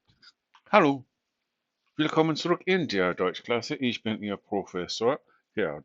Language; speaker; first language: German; non-native, fluent; English